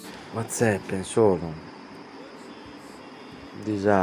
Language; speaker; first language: English; non-native, learner; Italian